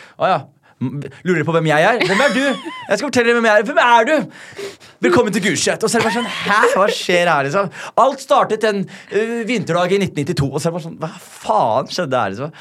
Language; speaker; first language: Norwegian; early bilingual, other home language; Somali